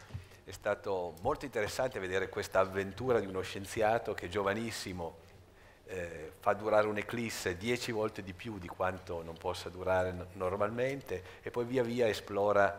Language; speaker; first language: Italian; native; Italian